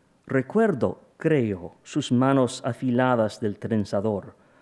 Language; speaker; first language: Spanish; non-native, fluent; English